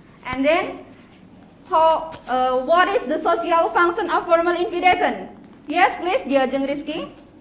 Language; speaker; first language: English; non-native, fluent; Indonesian